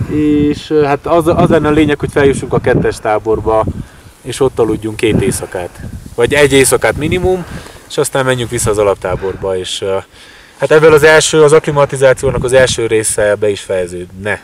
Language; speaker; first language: Hungarian; native; Hungarian